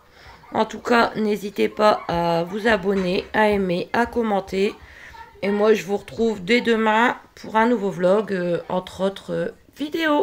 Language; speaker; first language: French; native; French